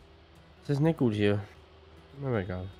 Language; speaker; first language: German; native; German